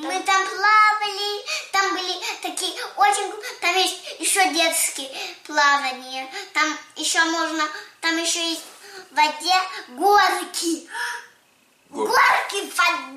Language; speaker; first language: Russian; early bilingual, heritage; Russian